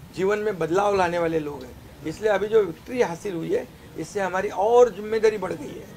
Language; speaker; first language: Hindi; non-native, local second language; Marathi